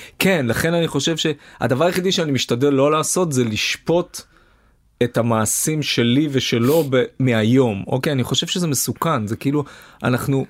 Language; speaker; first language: Hebrew; native; Hebrew